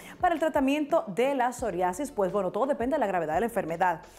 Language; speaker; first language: Spanish; native; Spanish